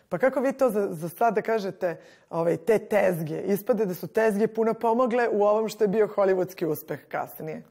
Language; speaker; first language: Serbian; native; Serbian